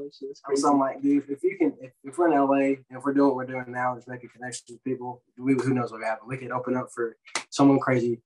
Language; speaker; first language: English; native; English